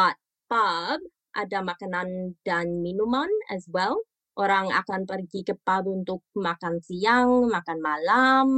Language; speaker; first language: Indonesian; early bilingual, heritage; Indonesian